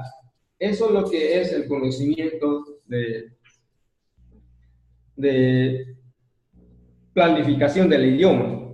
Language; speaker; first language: Spanish; non-native, local second language; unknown